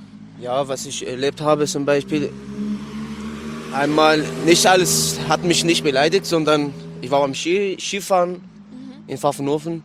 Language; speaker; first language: German; non-native, learner; Arabic